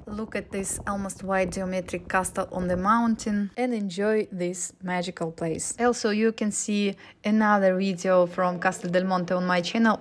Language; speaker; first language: English; non-native, learner; Russian